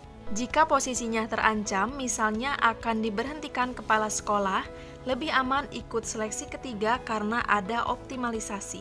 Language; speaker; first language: Indonesian; native; Indonesian